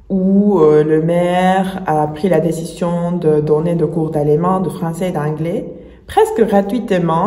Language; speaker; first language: French; non-native, fluent; Spanish